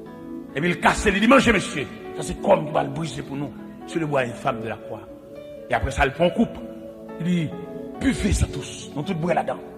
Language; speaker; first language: French; non-native, local second language; Haitian Creole